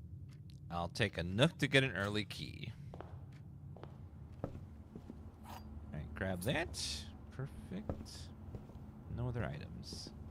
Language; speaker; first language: English; native; English